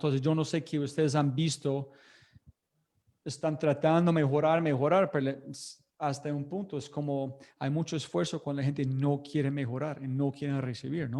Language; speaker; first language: Spanish; non-native, fluent; English